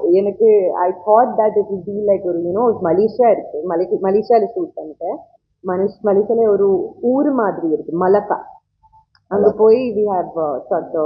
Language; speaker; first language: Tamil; non-native, learner; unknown